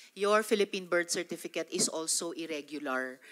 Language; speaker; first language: English; non-native, local second language; Filipino